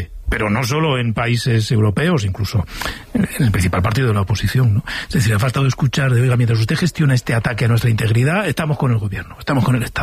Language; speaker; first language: Spanish; native; Spanish